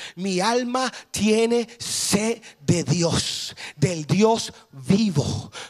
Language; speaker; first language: Spanish; early bilingual, heritage; Spanish